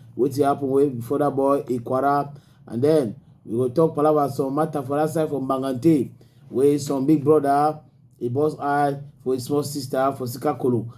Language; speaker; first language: Nigerian Pidgin; native; Nigerian Pidgin